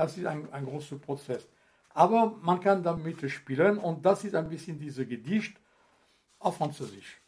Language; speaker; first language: German; non-native, fluent; French